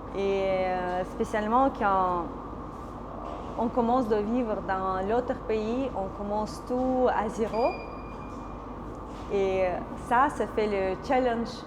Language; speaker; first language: French; non-native, learner; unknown